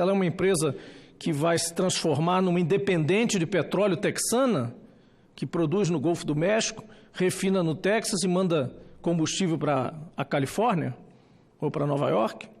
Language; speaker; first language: Portuguese; native; Portuguese